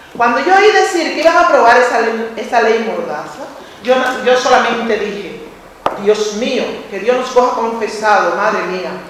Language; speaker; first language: Spanish; native; Spanish